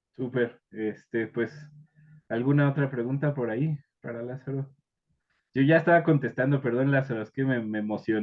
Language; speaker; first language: Spanish; native; Spanish